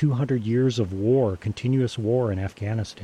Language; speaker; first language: English; native; English